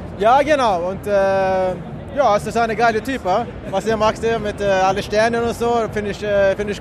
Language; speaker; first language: German; non-native, fluent; Swedish